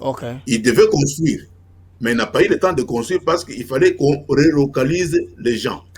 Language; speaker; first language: French; non-native, local second language; Lingala